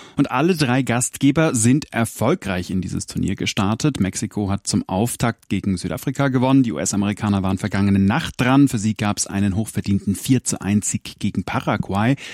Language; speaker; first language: German; native; German